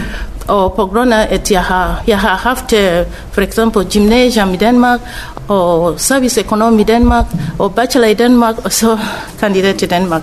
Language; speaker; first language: Danish; non-native, fluent; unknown